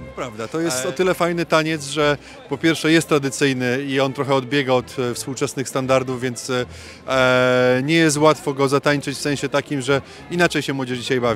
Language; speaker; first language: Polish; native; Polish